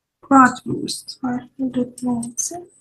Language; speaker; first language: German; non-native, fluent; Ukrainian